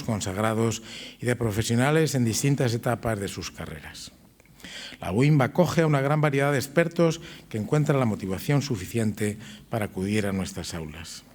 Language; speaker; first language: Spanish; native; Spanish